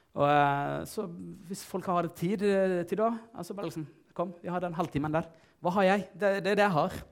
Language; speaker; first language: Norwegian; non-native, fluent; Tigrinya